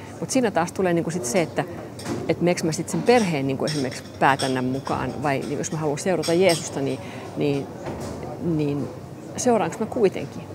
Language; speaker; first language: Finnish; non-native, local second language; Swedish